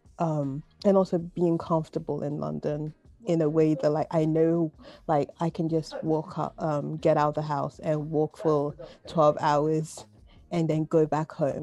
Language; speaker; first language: English; native; English